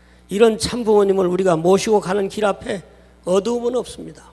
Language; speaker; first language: Korean; native; Korean